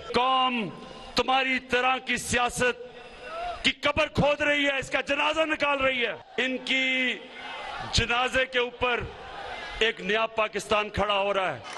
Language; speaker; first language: Urdu; native; Urdu